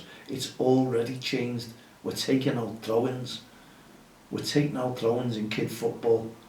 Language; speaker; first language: English; native; English